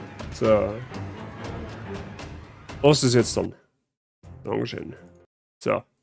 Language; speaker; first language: German; native; German